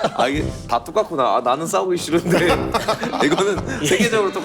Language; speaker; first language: Korean; native; Korean